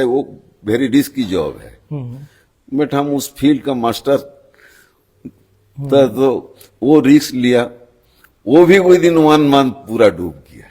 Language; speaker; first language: Hindi; non-native, local second language; Bangla